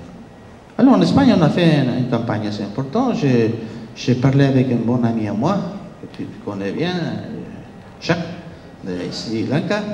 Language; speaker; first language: French; non-native, fluent; Spanish